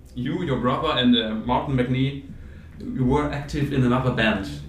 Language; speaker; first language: English; non-native, fluent; German